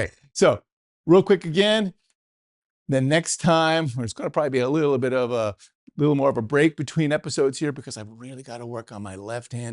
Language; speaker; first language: English; native; English